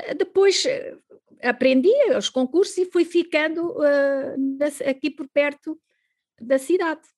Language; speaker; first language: Portuguese; native; Portuguese